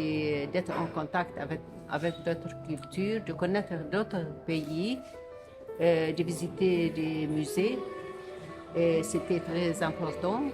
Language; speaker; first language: French; non-native, local second language; Arabic